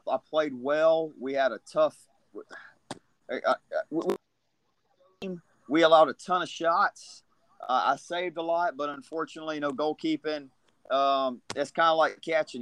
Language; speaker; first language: English; native; English